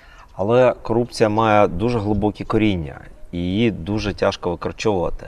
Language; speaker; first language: Ukrainian; native; Ukrainian